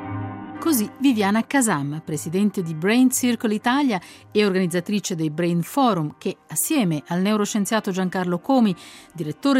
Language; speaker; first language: Italian; native; Italian